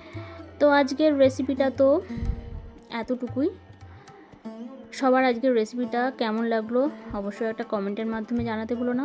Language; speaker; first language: Bangla; native; Bangla